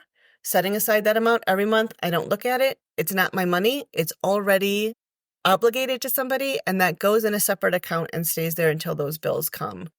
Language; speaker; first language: English; native; English